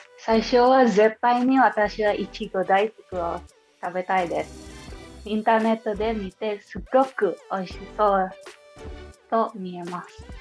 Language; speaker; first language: Japanese; non-native, learner; Indonesian